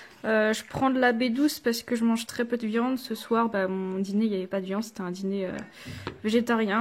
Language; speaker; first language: French; native; French